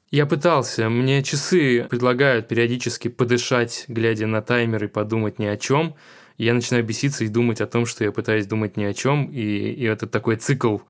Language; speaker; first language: Russian; native; Russian